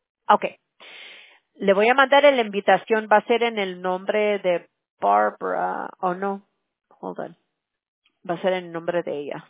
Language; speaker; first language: Spanish; early bilingual, other home language; English